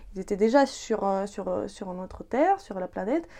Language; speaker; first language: French; non-native, fluent; Ukrainian